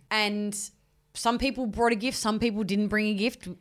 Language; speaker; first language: English; early bilingual, other home language; Italian